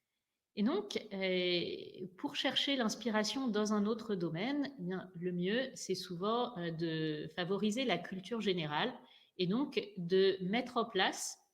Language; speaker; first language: French; native; French